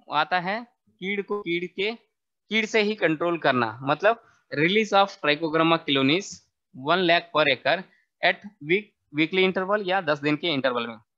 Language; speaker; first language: Hindi; non-native, local second language; Marathi